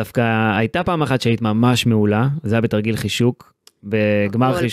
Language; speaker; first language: Hebrew; native; Hebrew